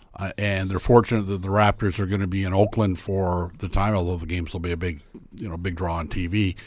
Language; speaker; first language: English; native; English